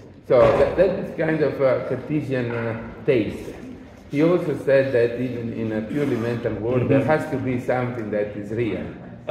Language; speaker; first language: English; non-native, fluent; Italian